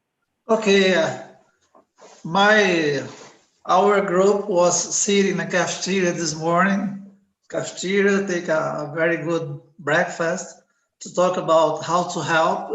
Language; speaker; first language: English; non-native, learner; Portuguese